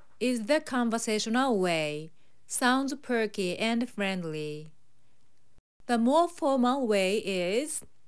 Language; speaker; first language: English; non-native, fluent; Japanese